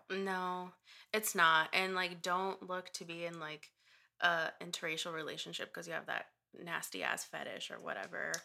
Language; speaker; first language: English; early bilingual, other home language; Spanish